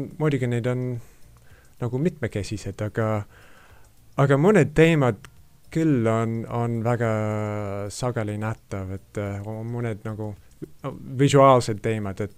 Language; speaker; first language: Estonian; non-native, fluent; English